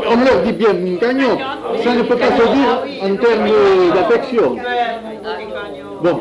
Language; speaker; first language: French; native; French